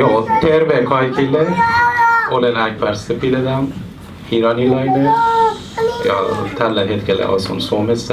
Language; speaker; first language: Finnish; non-native, learner; Persian